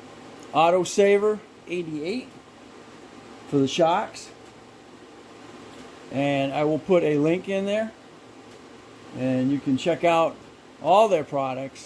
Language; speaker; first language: English; native; English